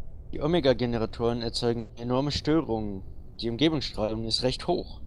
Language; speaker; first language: German; native; German